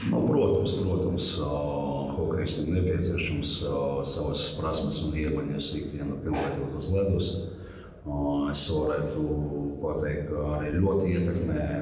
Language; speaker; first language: Latvian; non-native, local second language; Russian